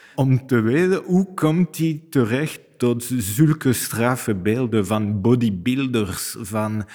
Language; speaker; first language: Dutch; non-native, fluent; French